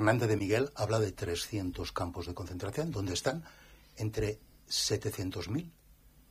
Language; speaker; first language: Spanish; native; Spanish